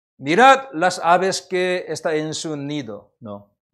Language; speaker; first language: Spanish; non-native, learner; Korean